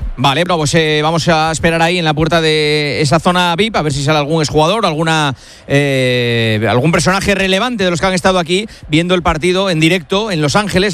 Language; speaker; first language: Spanish; native; Spanish